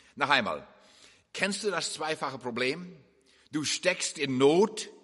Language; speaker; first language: German; early bilingual, heritage; English